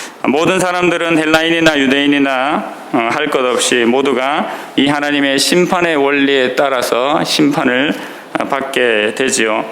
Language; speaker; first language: Korean; native; Korean